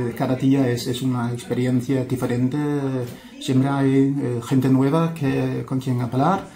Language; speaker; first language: Spanish; non-native, learner; Danish